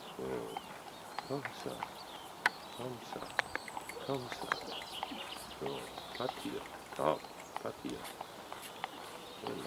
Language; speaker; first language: French; non-native, learner; German